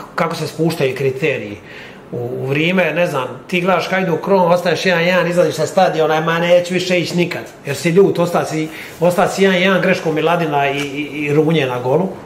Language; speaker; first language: Croatian; native; Croatian